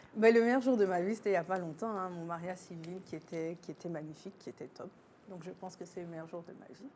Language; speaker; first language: French; native; French